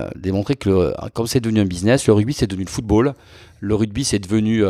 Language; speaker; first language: French; native; French